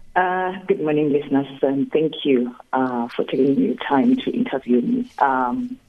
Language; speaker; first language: English; non-native, local second language; Tsonga